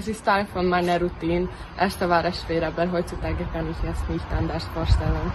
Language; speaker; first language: German; non-native, learner; Hungarian